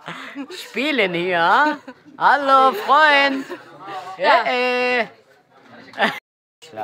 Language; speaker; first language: German; non-native, learner; Arabic